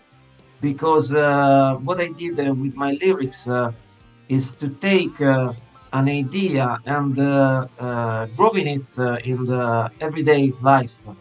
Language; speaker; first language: English; non-native, fluent; Italian